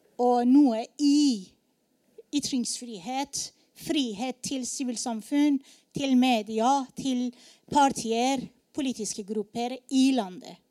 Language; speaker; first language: Norwegian; non-native, learner; Persian